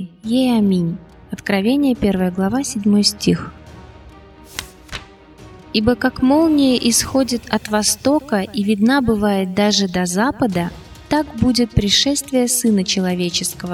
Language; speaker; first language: Russian; native; Russian